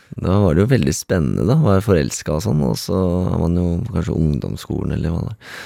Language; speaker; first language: Norwegian; native; Norwegian